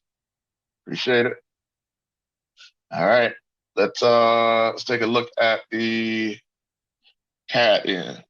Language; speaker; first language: English; native; English